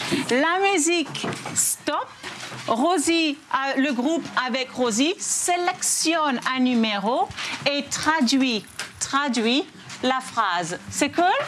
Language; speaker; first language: French; native; French